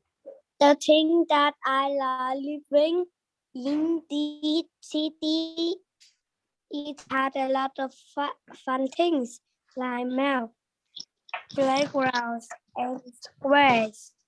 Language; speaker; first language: English; non-native, learner; Vietnamese